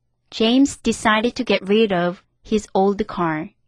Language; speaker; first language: English; non-native, fluent; Korean